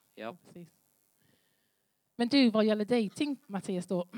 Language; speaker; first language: Swedish; non-native, learner; English